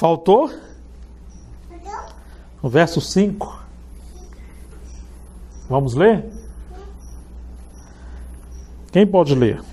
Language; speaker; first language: Portuguese; native; Portuguese